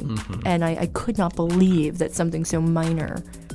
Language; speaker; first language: English; native; English